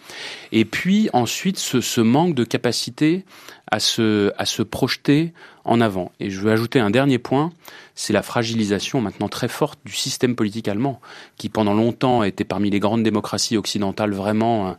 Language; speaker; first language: French; native; French